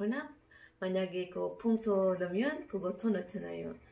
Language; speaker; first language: Korean; non-native, learner; Filipino